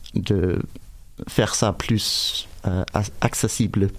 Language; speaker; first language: French; non-native, fluent; English